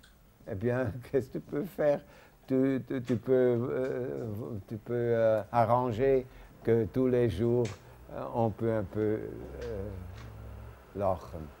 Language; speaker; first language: French; non-native, local second language; German